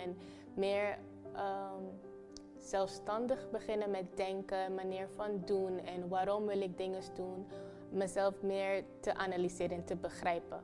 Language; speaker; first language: Dutch; non-native, fluent; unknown